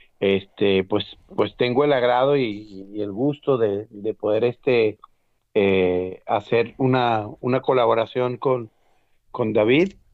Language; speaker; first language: Spanish; native; Spanish